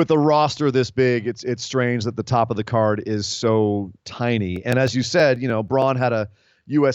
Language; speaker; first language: English; native; English